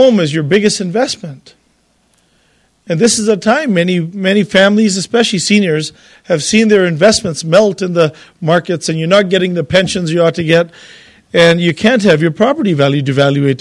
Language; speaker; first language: English; native; English